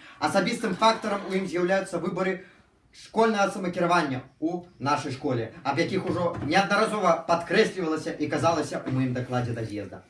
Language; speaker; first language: Belarusian; non-native, local second language; Russian